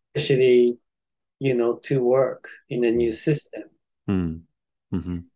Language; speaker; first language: English; non-native, fluent; Japanese